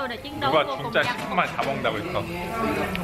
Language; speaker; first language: Korean; native; Korean